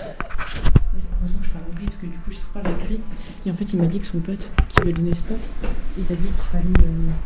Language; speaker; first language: French; native; French